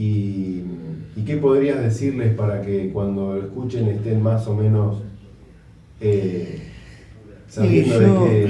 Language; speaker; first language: Spanish; native; Spanish